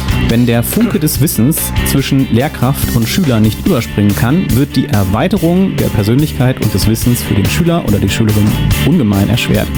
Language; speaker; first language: German; native; German